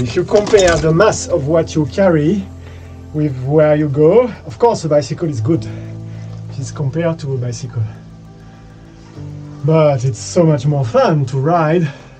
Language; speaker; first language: English; non-native, fluent; French